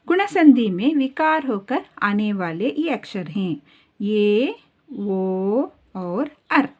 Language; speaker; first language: Hindi; non-native, local second language; Kannada